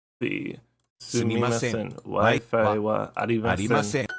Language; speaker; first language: Japanese; non-native, learner; English